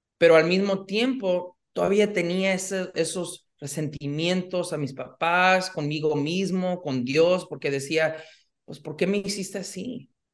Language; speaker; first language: Spanish; early bilingual, heritage; Spanish